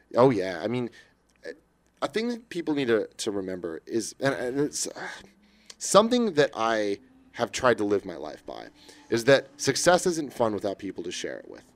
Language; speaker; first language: English; native; English